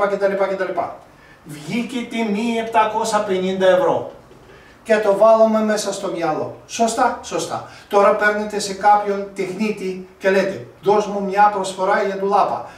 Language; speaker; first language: Greek; non-native, fluent; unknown